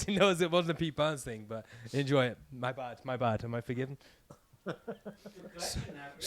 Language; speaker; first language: English; native; English